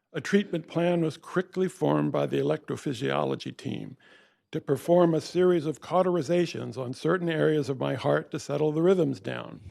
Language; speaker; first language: English; native; English